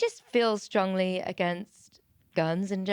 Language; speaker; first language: English; native; English